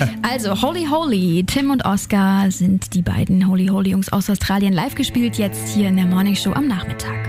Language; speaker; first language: German; native; German